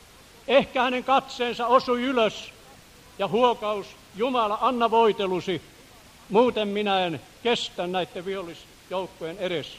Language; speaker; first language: Finnish; native; Finnish